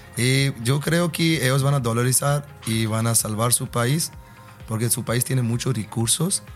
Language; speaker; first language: Spanish; non-native, learner; Hindi